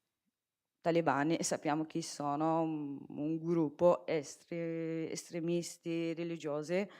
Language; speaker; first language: Italian; non-native, fluent; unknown